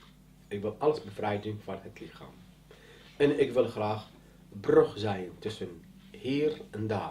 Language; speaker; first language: Dutch; non-native, learner; Arabic